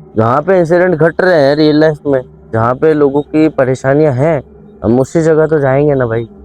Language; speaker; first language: Hindi; native; Hindi